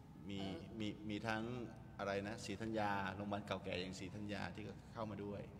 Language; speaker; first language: Thai; native; Thai